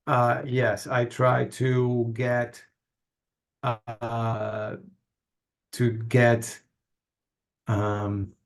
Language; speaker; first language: English; non-native, fluent; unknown